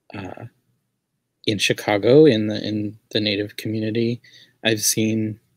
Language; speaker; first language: English; native; English